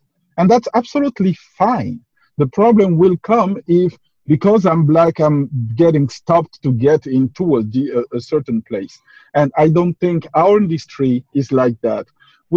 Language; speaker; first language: English; non-native, fluent; French